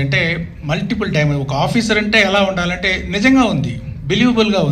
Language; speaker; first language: Telugu; non-native, local second language; Tamil